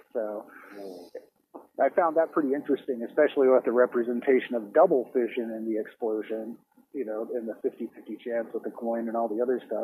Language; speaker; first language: English; native; English